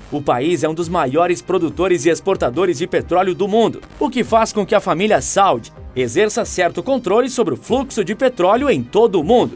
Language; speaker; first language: Portuguese; native; Portuguese